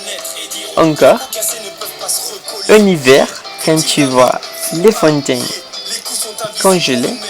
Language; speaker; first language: French; non-native, fluent; Spanish